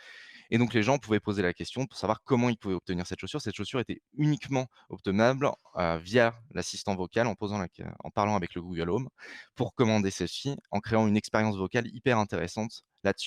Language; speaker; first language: French; native; French